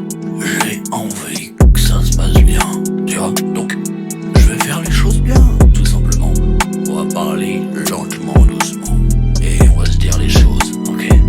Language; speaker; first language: French; native; French